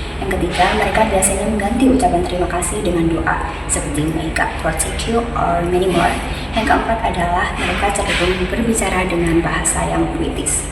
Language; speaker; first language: Indonesian; native; Indonesian